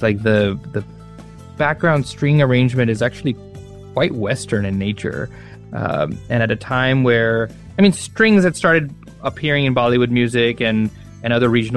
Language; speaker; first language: English; non-native, local second language; Marathi